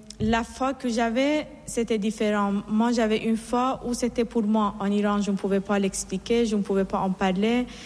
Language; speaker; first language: French; non-native, fluent; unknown